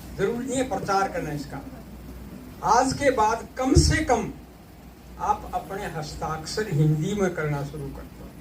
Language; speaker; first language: Hindi; native; Hindi